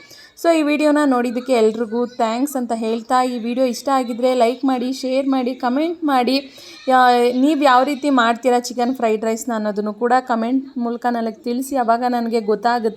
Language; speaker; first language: Kannada; native; Kannada